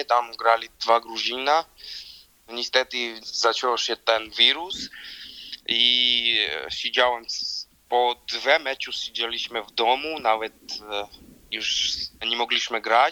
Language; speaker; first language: Polish; non-native, learner; Georgian